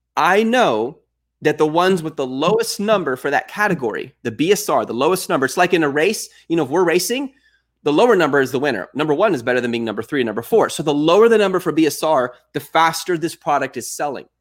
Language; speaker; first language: English; native; English